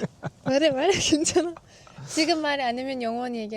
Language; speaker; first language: Korean; non-native, fluent; Turkish